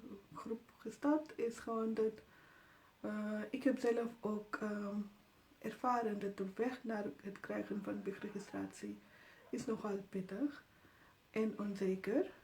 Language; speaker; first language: Dutch; non-native, fluent; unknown